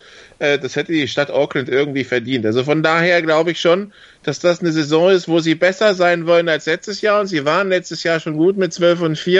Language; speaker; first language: German; native; German